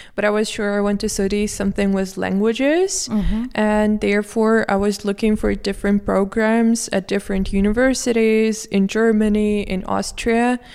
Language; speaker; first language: English; non-native, fluent; Russian